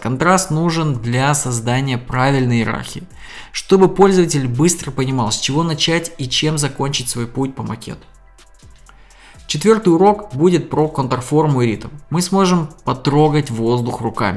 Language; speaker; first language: Russian; native; Russian